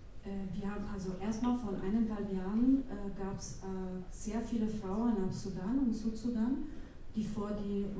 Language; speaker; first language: German; non-native, fluent; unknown